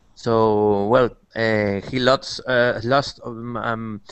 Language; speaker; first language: English; non-native, learner; Spanish